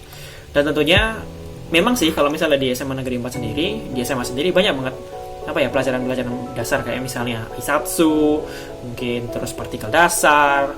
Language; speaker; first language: Indonesian; native; Indonesian